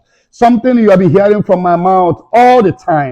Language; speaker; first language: English; non-native, local second language; Igbo